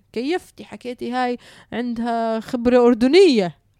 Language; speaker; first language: Arabic; early bilingual, heritage; Arabic